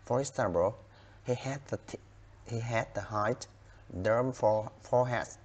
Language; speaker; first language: English; non-native, learner; Vietnamese